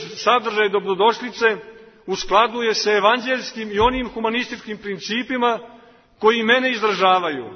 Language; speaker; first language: Serbian; native; Serbian